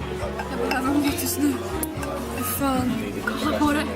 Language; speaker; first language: Swedish; native; Swedish